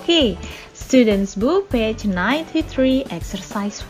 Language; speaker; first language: English; non-native, fluent; Indonesian